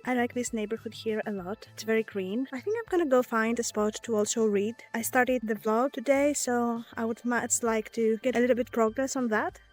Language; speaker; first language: English; non-native, fluent; Greek